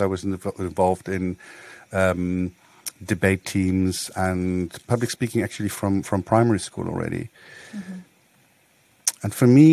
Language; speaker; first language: English; native; English